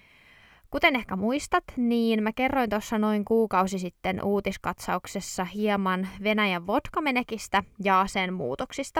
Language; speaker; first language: Finnish; native; Finnish